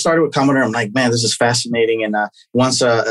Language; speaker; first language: English; native; English